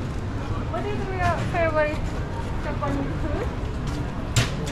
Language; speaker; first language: English; non-native, learner; Japanese